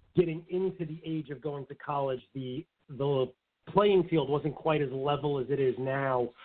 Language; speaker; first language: English; native; English